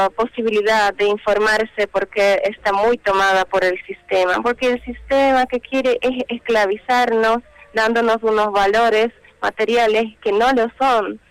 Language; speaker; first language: Spanish; non-native, fluent; Slovak